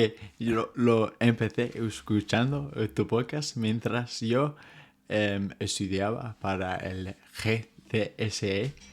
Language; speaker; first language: Spanish; non-native, fluent; English